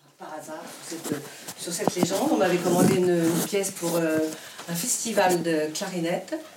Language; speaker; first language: French; native; French